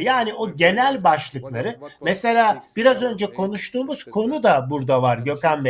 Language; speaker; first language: Turkish; native; Turkish